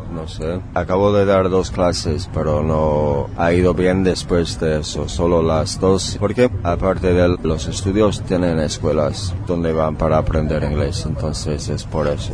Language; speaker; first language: Spanish; non-native, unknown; English